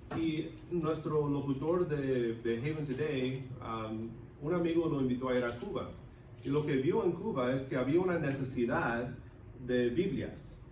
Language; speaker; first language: Spanish; non-native, local second language; English